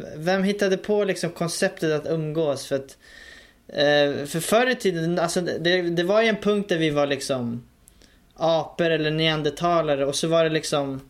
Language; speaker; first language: Swedish; native; Swedish